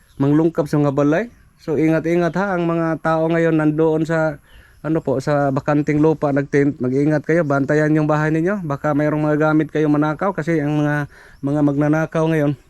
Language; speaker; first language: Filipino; non-native, local second language; Cebuano